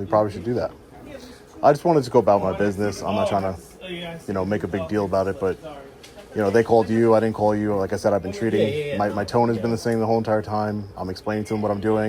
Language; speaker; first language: English; native; English